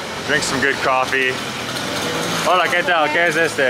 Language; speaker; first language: Spanish; non-native, learner; English